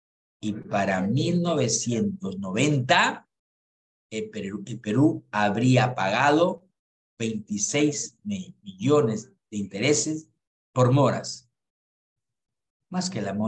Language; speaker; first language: Spanish; native; Spanish